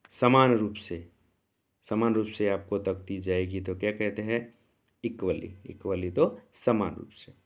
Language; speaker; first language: Hindi; non-native, local second language; Gujarati